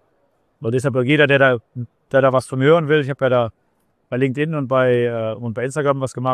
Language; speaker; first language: German; native; German